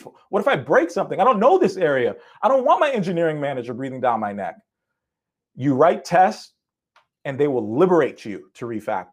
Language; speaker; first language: English; native; English